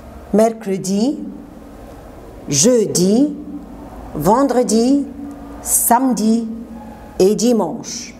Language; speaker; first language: French; non-native, fluent; Arabic